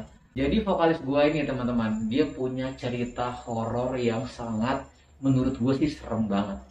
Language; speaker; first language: Indonesian; native; Indonesian